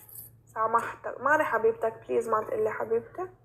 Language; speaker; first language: Arabic; native; Arabic